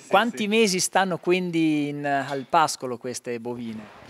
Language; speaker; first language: Italian; native; Italian